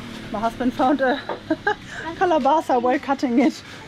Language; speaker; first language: English; non-native, fluent; German